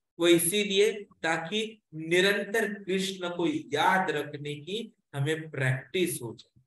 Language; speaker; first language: Hindi; non-native, local second language; Marathi